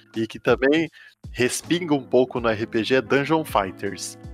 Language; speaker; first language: Portuguese; native; Portuguese